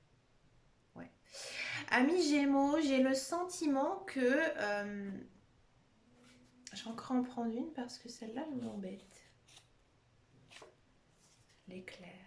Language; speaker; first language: French; native; French